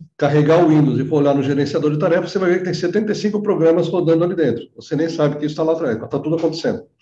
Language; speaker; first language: Portuguese; native; Portuguese